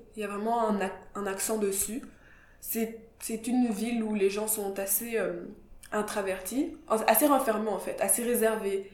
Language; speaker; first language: French; non-native, local second language; Kinyarwanda